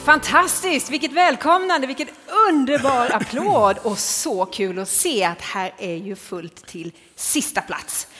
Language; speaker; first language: Swedish; native; Swedish